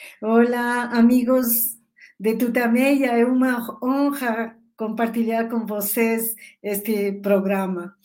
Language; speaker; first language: Portuguese; non-native, learner; Spanish